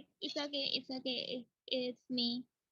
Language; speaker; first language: English; non-native, learner; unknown